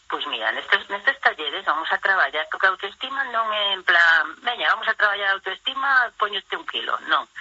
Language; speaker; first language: Galician; non-native, local second language; Spanish